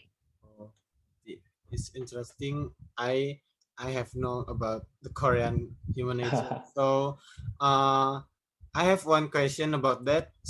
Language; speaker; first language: English; non-native, learner; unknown